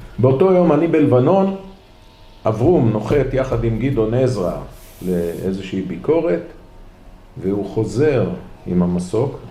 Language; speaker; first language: Hebrew; native; Hebrew